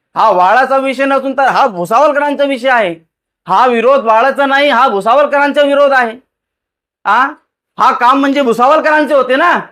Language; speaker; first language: Marathi; non-native, local second language; Urdu